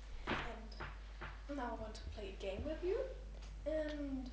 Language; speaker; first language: English; non-native, fluent; German